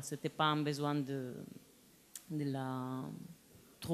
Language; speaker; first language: French; non-native, learner; Spanish